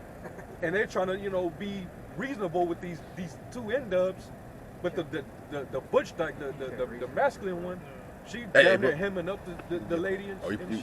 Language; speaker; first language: English; native; English